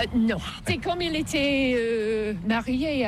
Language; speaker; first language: French; non-native, fluent; English